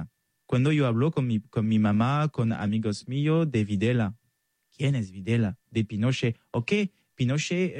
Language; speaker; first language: Spanish; non-native, learner; French